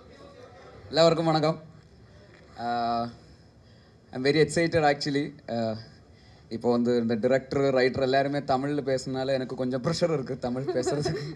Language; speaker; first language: Tamil; non-native, learner; Malayalam